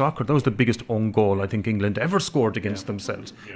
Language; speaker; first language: English; non-native, local second language; Irish